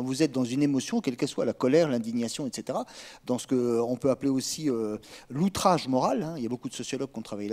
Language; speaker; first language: French; native; French